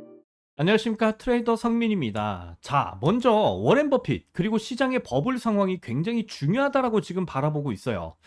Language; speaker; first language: Korean; native; Korean